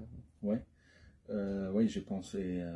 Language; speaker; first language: French; non-native, learner; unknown